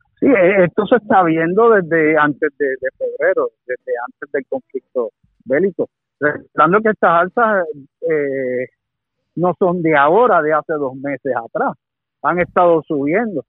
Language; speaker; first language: Spanish; native; Spanish